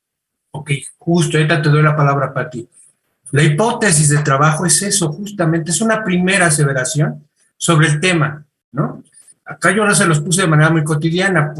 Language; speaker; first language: Spanish; native; Spanish